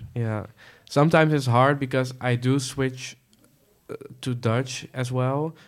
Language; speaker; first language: English; non-native, fluent; Dutch